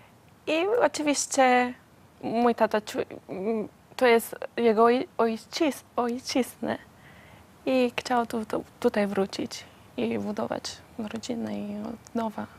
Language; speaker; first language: Polish; non-native, learner; Spanish